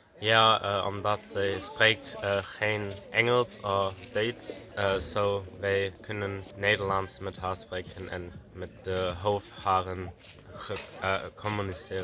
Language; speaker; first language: Dutch; non-native, learner; German